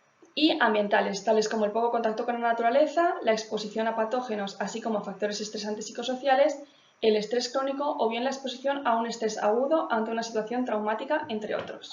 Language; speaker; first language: Spanish; native; Spanish